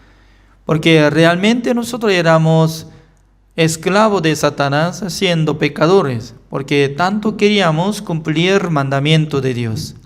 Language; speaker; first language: Spanish; non-native, fluent; Korean